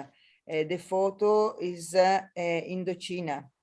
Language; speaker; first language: English; non-native, learner; Italian